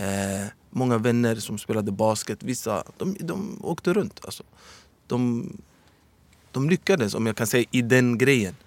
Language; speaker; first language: Swedish; early bilingual, other home language; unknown